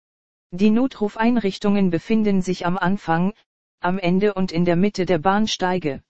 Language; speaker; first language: German; native; German